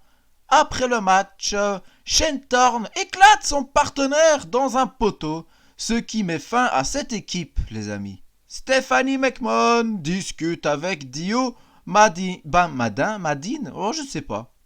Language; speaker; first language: French; native; French